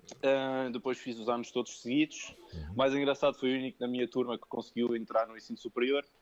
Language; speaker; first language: Portuguese; early bilingual, other home language; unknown